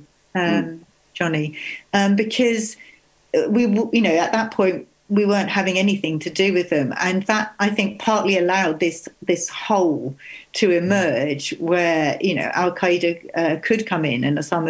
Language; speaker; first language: English; native; English